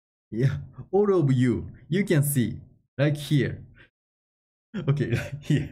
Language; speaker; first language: English; non-native, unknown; Japanese